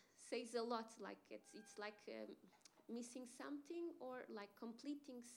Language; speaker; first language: English; non-native, fluent; Portuguese